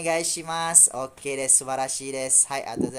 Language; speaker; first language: Japanese; non-native, fluent; Malay